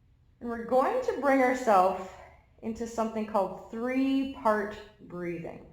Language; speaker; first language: English; native; English